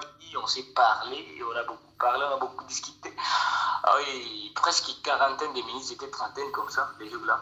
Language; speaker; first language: French; non-native, local second language; Rundi